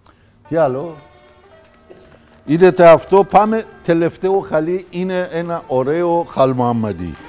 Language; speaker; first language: Greek; non-native, learner; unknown